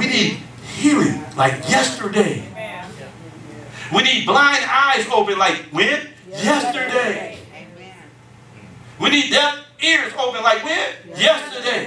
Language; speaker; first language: English; native; English